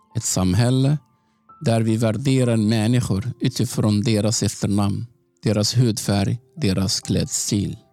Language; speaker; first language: Swedish; non-native, fluent; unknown